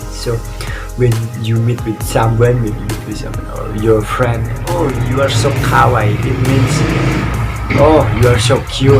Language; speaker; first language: English; non-native, learner; Indonesian